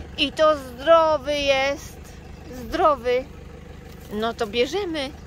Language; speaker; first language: Polish; native; Polish